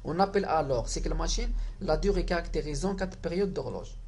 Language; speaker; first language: French; non-native, local second language; Arabic